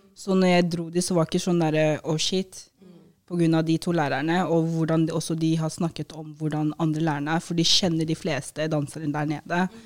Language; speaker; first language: Norwegian; early bilingual, other home language; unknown